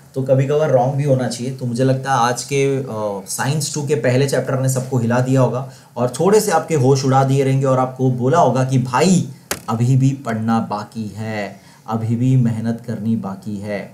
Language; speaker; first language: Hindi; non-native, local second language; Marathi